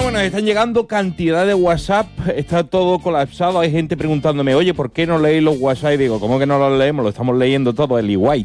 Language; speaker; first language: Spanish; native; Spanish